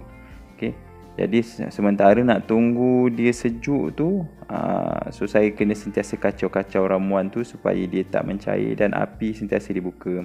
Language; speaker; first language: Malay; native; Malay